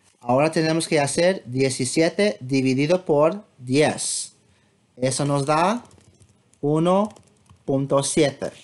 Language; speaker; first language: Spanish; non-native, fluent; English